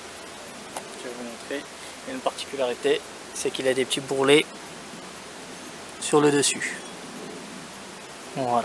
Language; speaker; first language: French; native; French